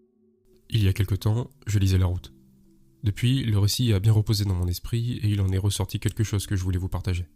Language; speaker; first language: French; native; French